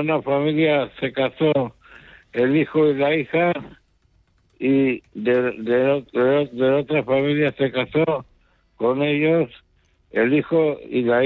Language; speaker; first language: Spanish; non-native, local second language; Basque